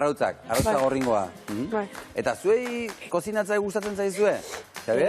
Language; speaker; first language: Basque; native; Basque